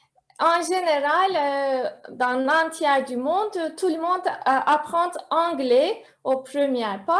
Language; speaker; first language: French; non-native, fluent; Turkish